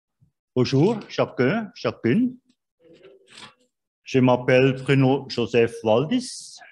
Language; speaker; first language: French; non-native, learner; Swiss German